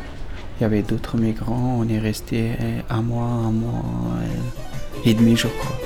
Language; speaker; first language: French; non-native, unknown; Pashto